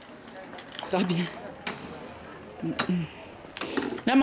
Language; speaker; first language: Dutch; native; Dutch